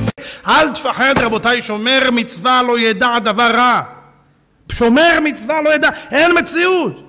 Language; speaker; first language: Hebrew; native; Hebrew